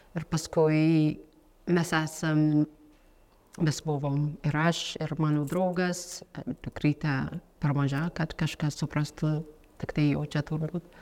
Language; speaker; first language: Lithuanian; non-native, fluent; Amharic